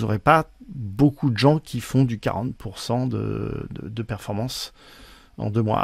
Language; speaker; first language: French; native; French